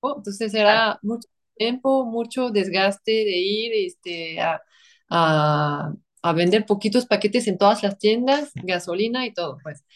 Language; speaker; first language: Spanish; non-native, fluent; French